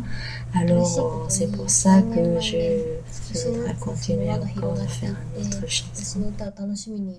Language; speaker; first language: French; non-native, fluent; Japanese